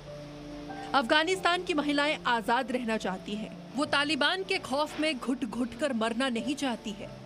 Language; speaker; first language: Hindi; native; Hindi